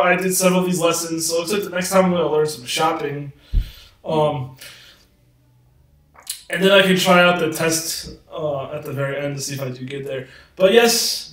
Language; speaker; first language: English; native; English